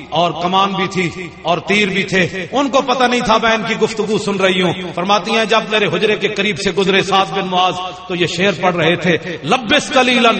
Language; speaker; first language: Urdu; non-native, local second language; Punjabi